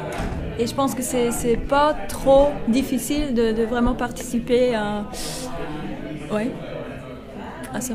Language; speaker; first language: French; non-native, local second language; German